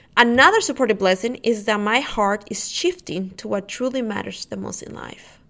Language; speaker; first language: English; non-native, fluent; Spanish